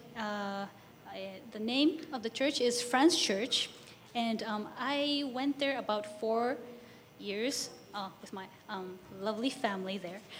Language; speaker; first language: English; non-native, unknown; Japanese